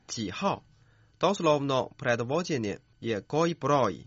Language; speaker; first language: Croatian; non-native, fluent; Chinese